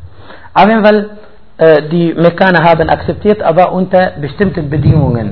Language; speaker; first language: German; non-native, fluent; Arabic